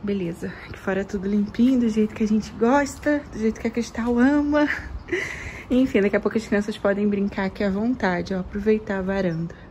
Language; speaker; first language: Portuguese; native; Portuguese